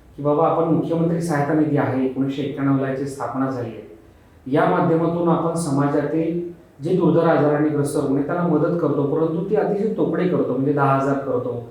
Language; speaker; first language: Marathi; native; Marathi